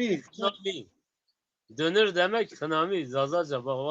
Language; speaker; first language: Turkish; non-native, local second language; Zaza